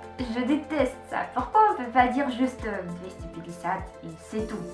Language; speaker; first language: French; non-native, learner; Russian